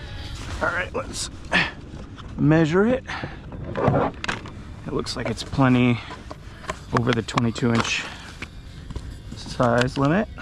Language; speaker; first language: English; native; English